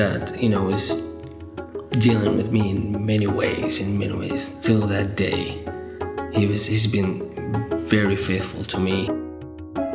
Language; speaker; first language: English; non-native, fluent; Arabic